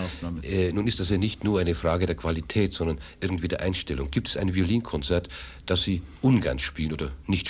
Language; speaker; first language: German; native; German